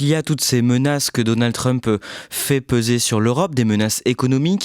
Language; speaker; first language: French; native; French